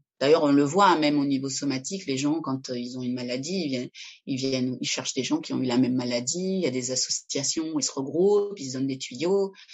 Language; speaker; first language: French; early bilingual, other home language; Spanish